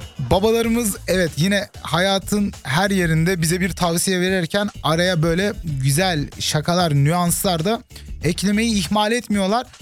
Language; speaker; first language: Turkish; early bilingual, heritage; Turkish